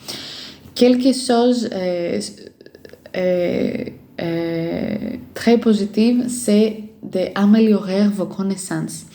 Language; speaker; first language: French; non-native, fluent; Greek